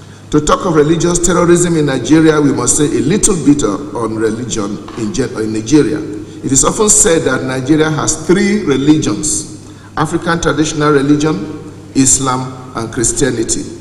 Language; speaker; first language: English; non-native, local second language; Yoruba